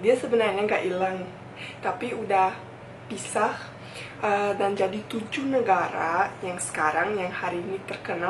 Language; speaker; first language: Indonesian; non-native, fluent; Bosnian